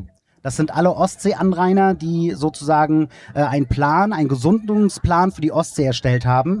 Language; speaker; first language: German; native; German